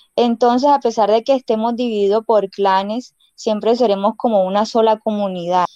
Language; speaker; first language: Spanish; non-native, local second language; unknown